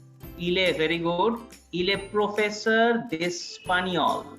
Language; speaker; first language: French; non-native, fluent; Bangla